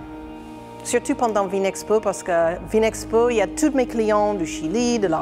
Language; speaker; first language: French; non-native, fluent; English